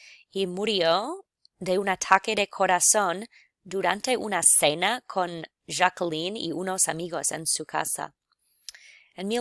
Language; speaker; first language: Spanish; non-native, fluent; English